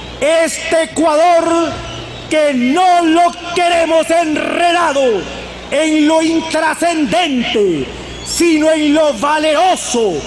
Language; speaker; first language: Spanish; native; Spanish